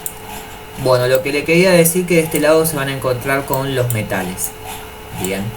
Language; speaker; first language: Spanish; native; Spanish